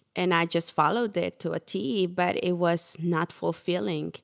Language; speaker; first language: English; non-native, fluent; Spanish